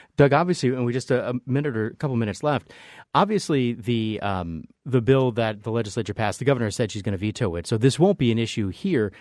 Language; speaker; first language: English; native; English